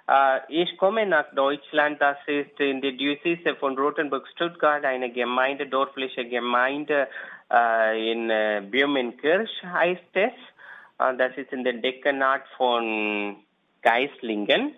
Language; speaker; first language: German; non-native, learner; Tamil